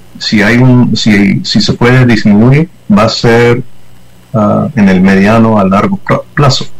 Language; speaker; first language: Spanish; non-native, fluent; English